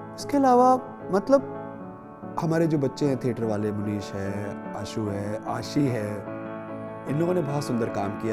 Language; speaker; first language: Hindi; native; Hindi